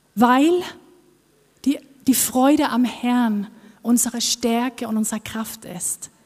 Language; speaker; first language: German; non-native, fluent; Norwegian